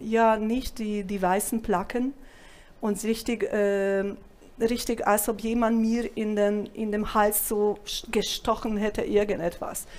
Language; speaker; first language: German; non-native, fluent; Italian